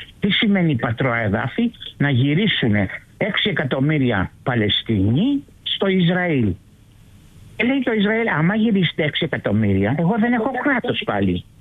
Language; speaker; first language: Greek; early bilingual, heritage; Greek